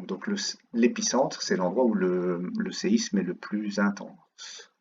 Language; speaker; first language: French; native; French